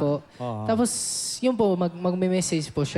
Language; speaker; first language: Filipino; non-native, learner; Japanese